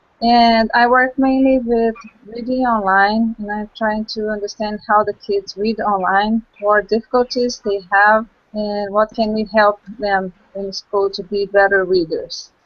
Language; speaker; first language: English; non-native, local second language; Portuguese